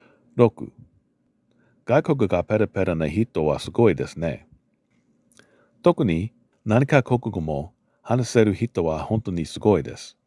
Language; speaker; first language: Japanese; non-native, learner; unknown